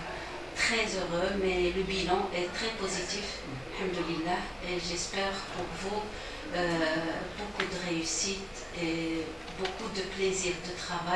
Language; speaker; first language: French; non-native, local second language; Arabic